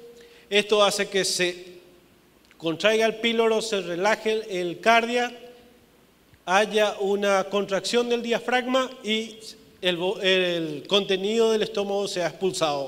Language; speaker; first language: Spanish; native; Spanish